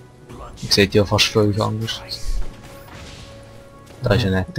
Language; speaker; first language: German; native; German